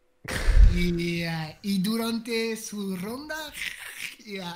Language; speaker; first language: Spanish; non-native, fluent; French